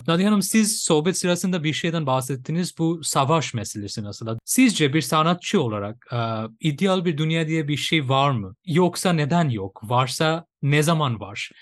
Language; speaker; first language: Turkish; non-native, fluent; Bangla